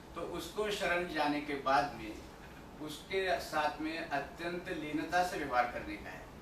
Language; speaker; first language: Hindi; non-native, local second language; Marathi